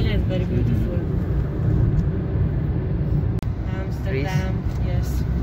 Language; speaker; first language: English; non-native, learner; Italian